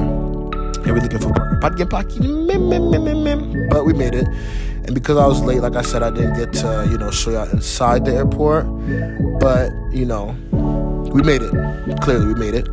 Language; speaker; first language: English; native; English